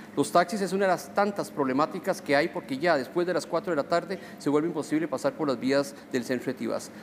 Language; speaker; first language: Spanish; native; Spanish